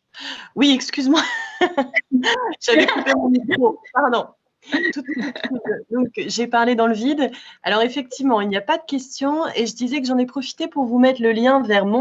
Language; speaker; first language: French; native; French